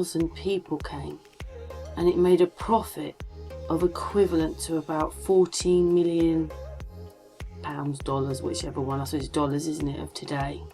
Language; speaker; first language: English; native; English